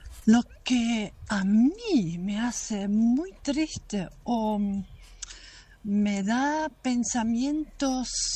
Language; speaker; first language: Spanish; non-native, fluent; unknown